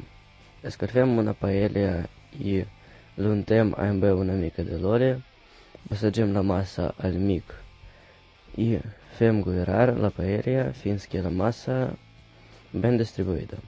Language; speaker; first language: Catalan; non-native, learner; Russian